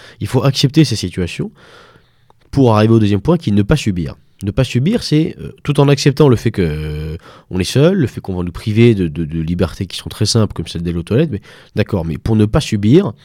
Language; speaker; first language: French; native; French